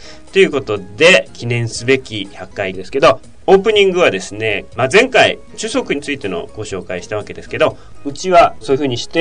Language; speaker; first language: Japanese; native; Japanese